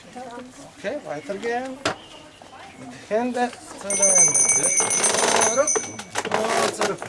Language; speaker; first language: German; non-native, learner; Slovenian